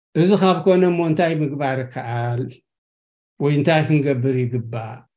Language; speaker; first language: Tigrinya; native; Tigrinya